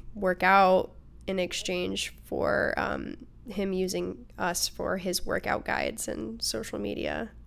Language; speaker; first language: English; native; English